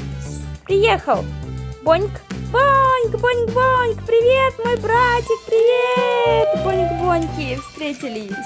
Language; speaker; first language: Russian; native; Russian